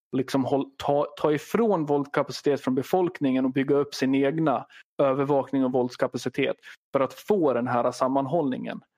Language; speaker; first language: Swedish; native; Swedish